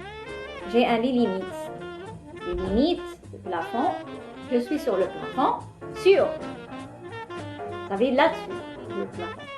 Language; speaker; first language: French; non-native, local second language; Arabic